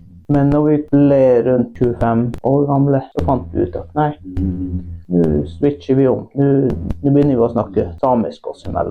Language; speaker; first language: Norwegian; non-native, local second language; Northern Sami